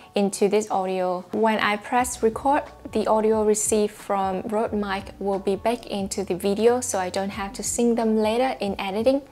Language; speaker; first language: English; non-native, fluent; Vietnamese